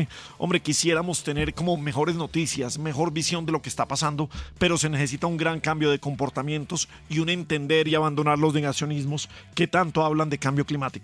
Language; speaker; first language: Spanish; native; Spanish